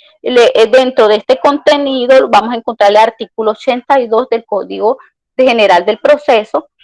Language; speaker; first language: Spanish; native; Spanish